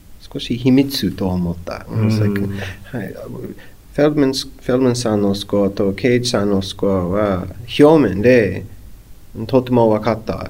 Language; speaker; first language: Japanese; non-native, learner; English